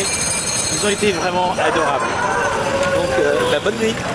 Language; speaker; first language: French; native; French